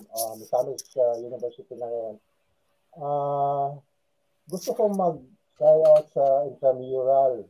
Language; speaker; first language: Filipino; non-native, local second language; Cebuano